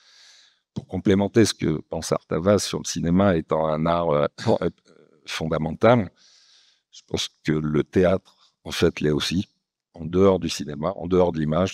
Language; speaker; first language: French; native; French